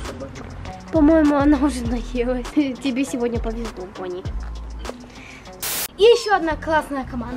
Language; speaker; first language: Russian; native; Russian